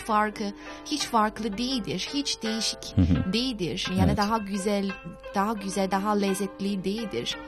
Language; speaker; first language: Turkish; non-native, fluent; Chinese